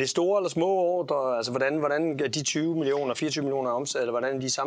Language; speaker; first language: Danish; native; Danish